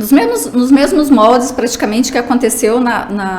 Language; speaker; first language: Portuguese; native; Portuguese